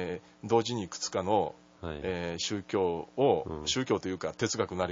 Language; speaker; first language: Japanese; native; Japanese